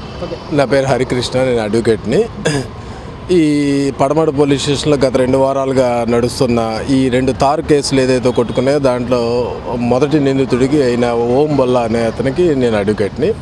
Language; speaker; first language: Telugu; native; Telugu